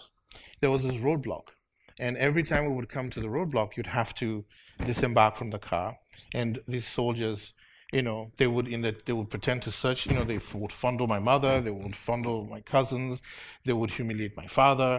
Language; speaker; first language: English; native; English